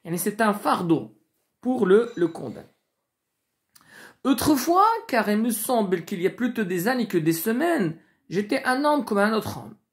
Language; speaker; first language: French; non-native, local second language; Arabic